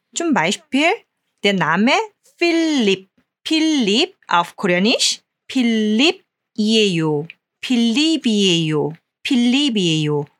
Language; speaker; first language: German; non-native, fluent; Korean